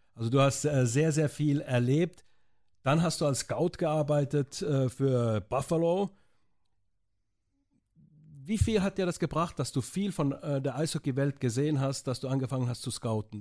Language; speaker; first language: German; native; German